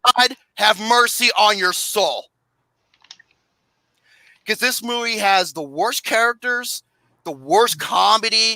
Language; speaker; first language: English; native; English